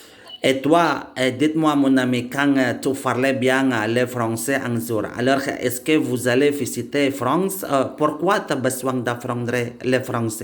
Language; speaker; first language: French; non-native, learner; Indonesian